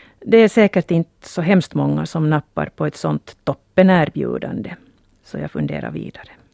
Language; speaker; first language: Swedish; native; Swedish